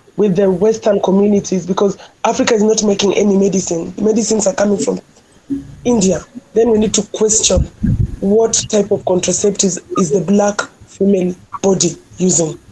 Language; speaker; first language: English; non-native, local second language; Luo (Kenya and Tanzania)